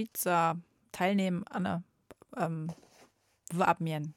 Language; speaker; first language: Russian; non-native, learner; German